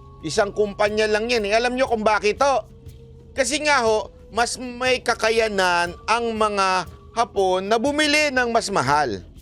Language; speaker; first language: Filipino; native; Filipino